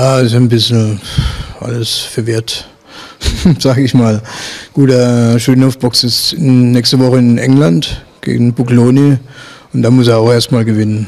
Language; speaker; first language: German; native; German